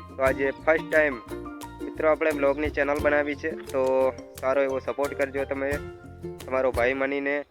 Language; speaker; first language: Gujarati; non-native, local second language; Rathawi